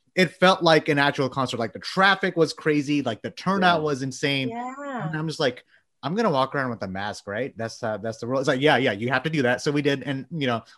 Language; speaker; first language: English; early bilingual, other home language; Bangla